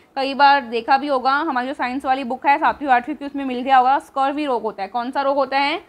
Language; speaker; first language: Hindi; native; Hindi